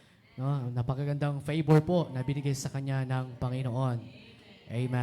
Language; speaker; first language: Filipino; native; Filipino